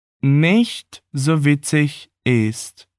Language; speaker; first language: German; non-native, fluent; Portuguese